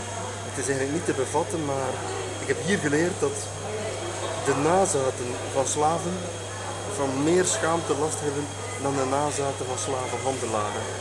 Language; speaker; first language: Dutch; non-native, fluent; French